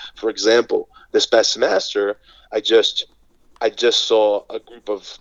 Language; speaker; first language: English; non-native, fluent; Portuguese